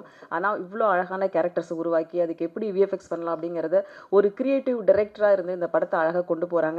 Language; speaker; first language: Tamil; native; Tamil